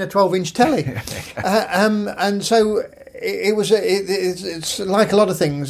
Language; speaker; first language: English; native; English